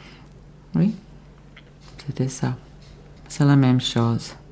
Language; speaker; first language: French; non-native, learner; Bosnian